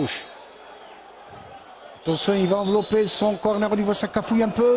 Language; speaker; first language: French; non-native, local second language; Arabic